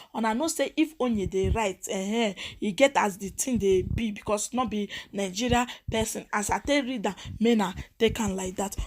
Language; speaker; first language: Nigerian Pidgin; non-native, local second language; Yoruba